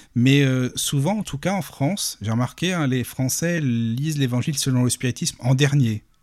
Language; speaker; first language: French; native; French